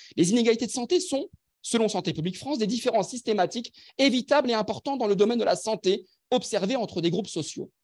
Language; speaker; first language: French; non-native, local second language; Arabic